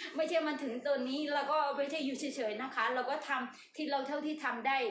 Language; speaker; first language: Thai; non-native, fluent; Burmese